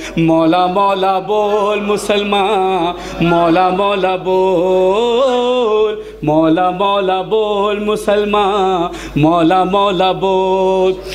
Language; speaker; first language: Urdu; native; Urdu